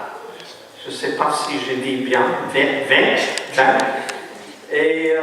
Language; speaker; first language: French; non-native, fluent; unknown